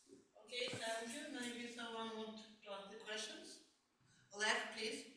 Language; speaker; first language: English; non-native, learner; Ukrainian